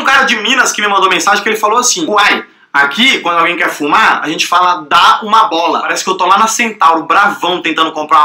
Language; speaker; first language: Portuguese; native; Portuguese